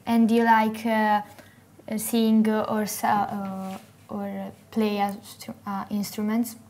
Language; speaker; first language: English; non-native, learner; Italian